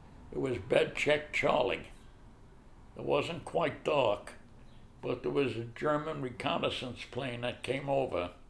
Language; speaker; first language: English; native; English